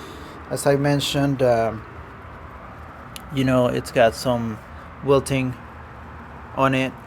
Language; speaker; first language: English; non-native, fluent; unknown